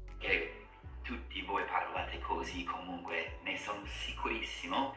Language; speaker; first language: Italian; non-native, fluent; English